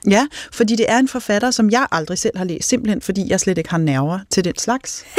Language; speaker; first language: Danish; native; Danish